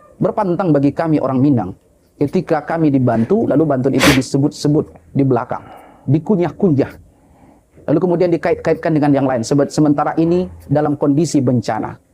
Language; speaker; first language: Indonesian; non-native, local second language; Minangkabau